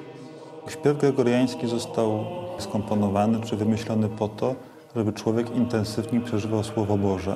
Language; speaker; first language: Polish; native; Polish